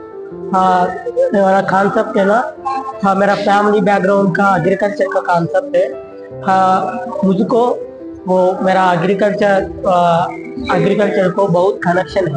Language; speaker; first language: Hindi; non-native, local second language; Telugu